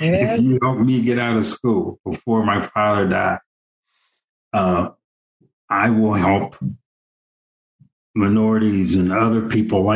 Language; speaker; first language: English; native; English